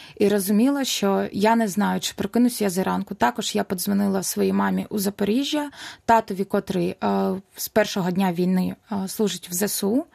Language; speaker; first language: Ukrainian; non-native, local second language; Russian